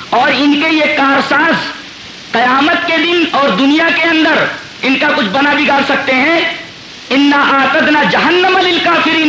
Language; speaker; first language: Urdu; native; Urdu